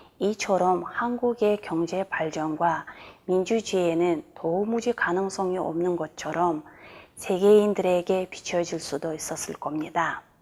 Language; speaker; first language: Korean; non-native, fluent; Kyrgyz